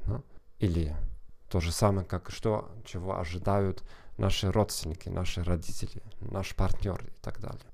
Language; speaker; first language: Russian; non-native, fluent; German